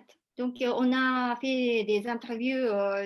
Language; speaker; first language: French; non-native, fluent; Japanese